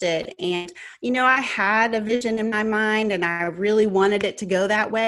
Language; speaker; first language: English; native; English